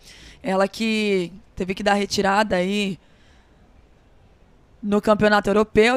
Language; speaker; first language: Portuguese; native; Portuguese